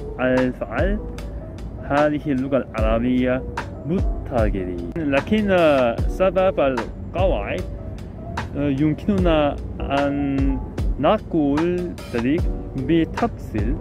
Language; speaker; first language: Arabic; non-native, learner; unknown